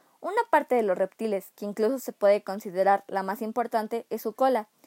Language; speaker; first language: Spanish; native; Spanish